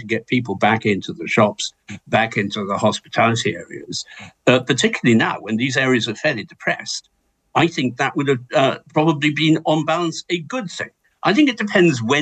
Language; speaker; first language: English; native; English